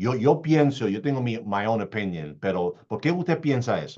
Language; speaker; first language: Spanish; early bilingual, heritage; Spanish